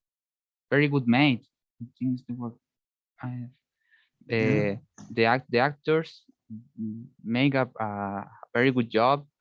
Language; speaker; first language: English; non-native, learner; Spanish